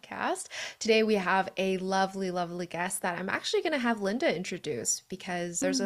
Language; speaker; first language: English; non-native, local second language; Cantonese